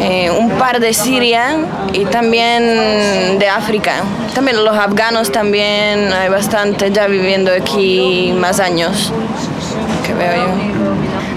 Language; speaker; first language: Spanish; non-native, fluent; Slovak